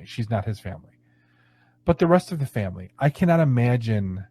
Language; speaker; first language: English; native; English